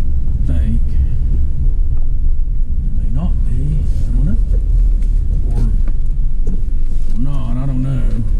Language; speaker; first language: English; native; English